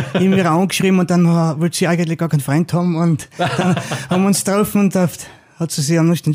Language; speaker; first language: German; native; German